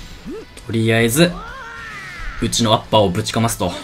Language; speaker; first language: Japanese; native; Japanese